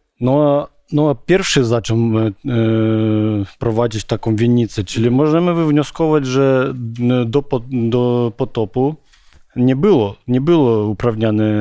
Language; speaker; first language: Polish; non-native, learner; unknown